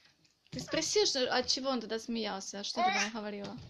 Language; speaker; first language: Russian; native; Russian